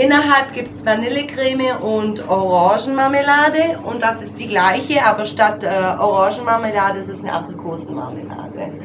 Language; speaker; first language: German; non-native, fluent; Italian